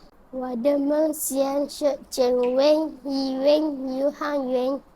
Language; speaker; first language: Chinese; non-native, learner; Malay